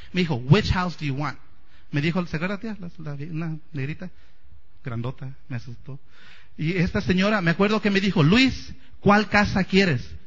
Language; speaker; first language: Spanish; native; Spanish